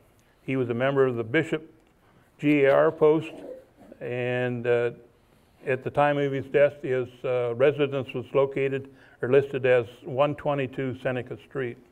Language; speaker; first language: English; native; English